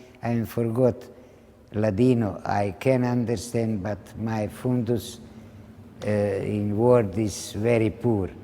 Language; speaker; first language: English; non-native, learner; Ladino